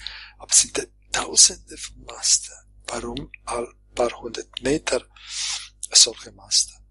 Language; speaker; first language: German; non-native, fluent; Croatian